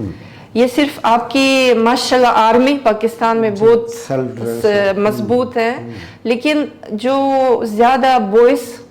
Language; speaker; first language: Hindi; non-native, learner; Greek